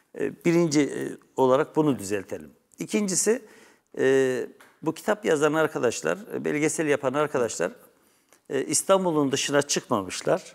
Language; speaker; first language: Turkish; native; Turkish